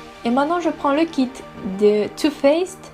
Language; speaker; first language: French; non-native, fluent; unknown